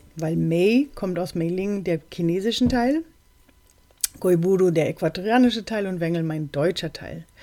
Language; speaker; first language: German; early bilingual, other home language; Spanish